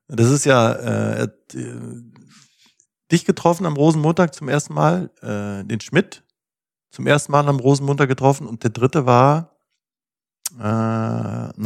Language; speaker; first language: German; native; German